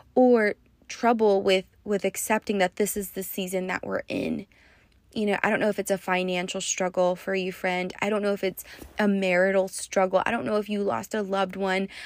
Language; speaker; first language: English; native; English